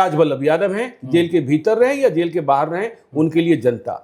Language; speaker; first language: Hindi; native; Hindi